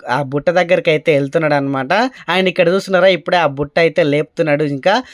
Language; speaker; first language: Telugu; native; Telugu